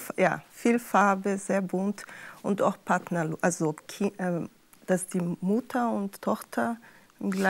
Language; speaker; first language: German; non-native, fluent; Portuguese